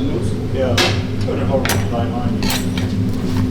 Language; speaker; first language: German; native; German